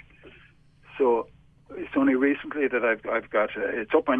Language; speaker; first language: English; native; English